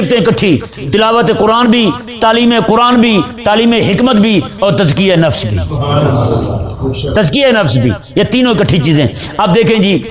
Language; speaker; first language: Urdu; non-native, local second language; Punjabi